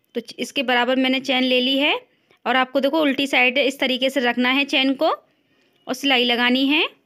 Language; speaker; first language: Hindi; native; Hindi